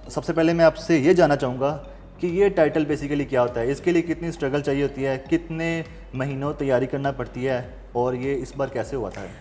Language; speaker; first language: Urdu; native; Urdu